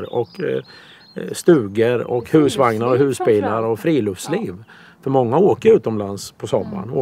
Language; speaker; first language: Swedish; native; Swedish